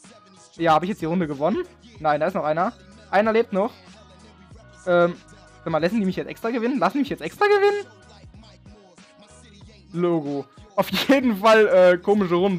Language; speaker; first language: German; native; German